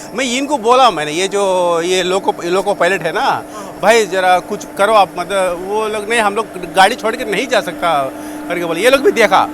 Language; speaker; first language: Hindi; non-native, local second language; Telugu